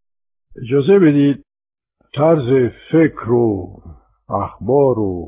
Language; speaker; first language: Persian; non-native, fluent; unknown